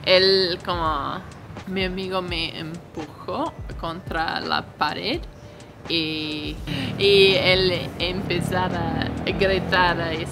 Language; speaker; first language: Spanish; non-native, learner; English